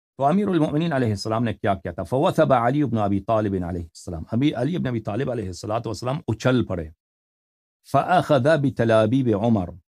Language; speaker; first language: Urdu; non-native, fluent; Persian